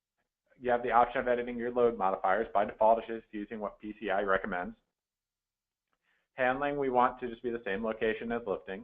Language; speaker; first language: English; native; English